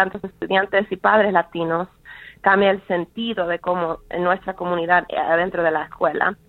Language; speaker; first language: Spanish; early bilingual, heritage; Spanish